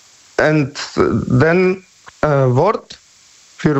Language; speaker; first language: German; non-native, learner; Polish